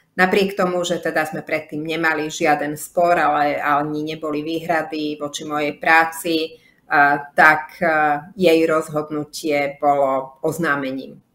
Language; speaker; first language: Slovak; native; Slovak